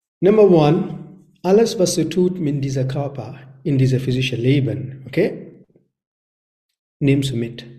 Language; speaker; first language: German; non-native, learner; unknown